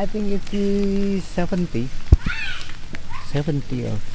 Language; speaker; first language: English; non-native, learner; Indonesian